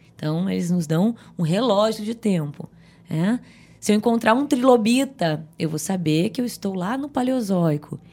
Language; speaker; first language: Portuguese; native; Portuguese